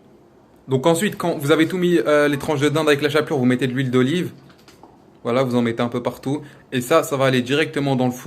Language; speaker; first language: French; native; French